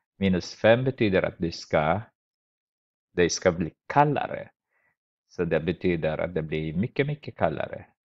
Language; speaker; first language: Swedish; non-native, fluent; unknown